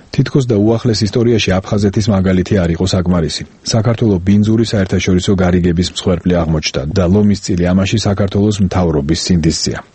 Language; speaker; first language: Georgian; native; Georgian